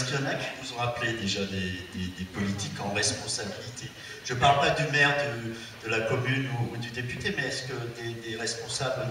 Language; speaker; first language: French; native; French